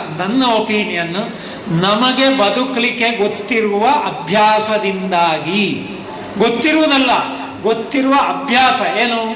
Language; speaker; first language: Kannada; non-native, local second language; Tulu